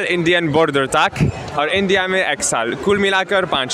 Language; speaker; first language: Hindi; non-native, learner; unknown